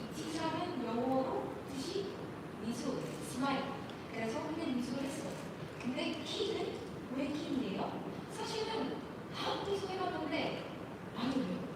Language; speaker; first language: Korean; non-native, learner; Arabic